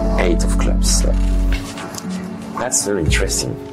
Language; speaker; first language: English; non-native, fluent; French